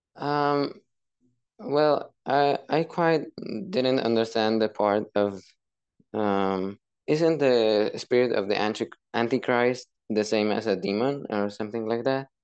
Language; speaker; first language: English; non-native, fluent; Spanish